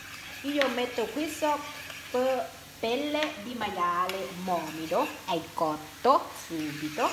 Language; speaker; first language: Italian; non-native, learner; Thai